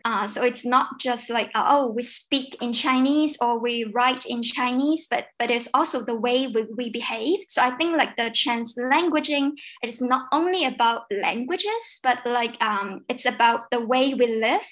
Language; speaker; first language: English; non-native, fluent; Cantonese